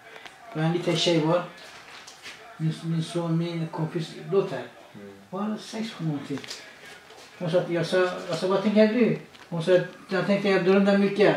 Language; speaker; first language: Swedish; non-native, learner; Kurdish